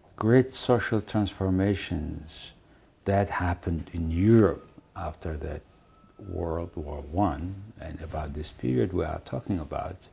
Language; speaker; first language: English; non-native, fluent; Mongolian